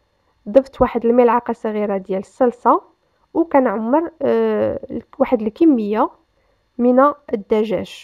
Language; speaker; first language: Arabic; native; Arabic